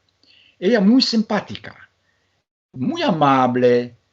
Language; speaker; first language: Spanish; non-native, fluent; Polish